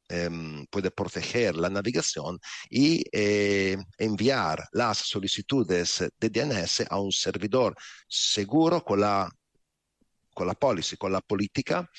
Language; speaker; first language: Spanish; non-native, learner; Italian